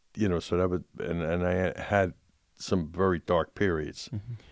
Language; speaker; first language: English; native; English